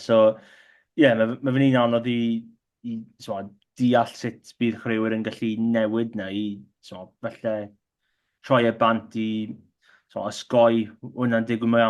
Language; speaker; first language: Welsh; non-native, local second language; English